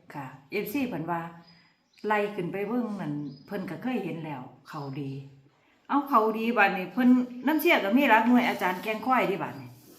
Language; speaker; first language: Thai; native; Thai